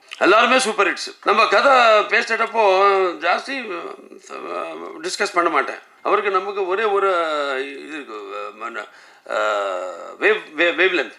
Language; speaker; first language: Tamil; non-native, local second language; Telugu